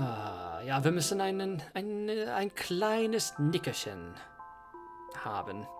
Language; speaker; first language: German; non-native, learner; English